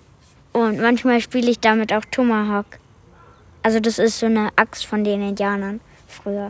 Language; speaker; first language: German; native; German